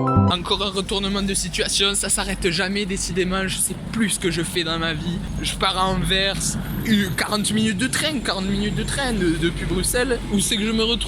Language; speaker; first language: French; native; French